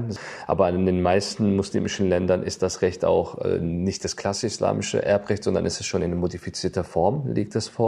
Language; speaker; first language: German; native; German